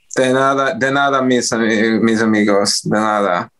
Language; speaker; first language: Spanish; non-native, learner; English